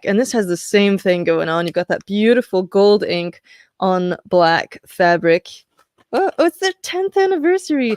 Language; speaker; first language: English; native; English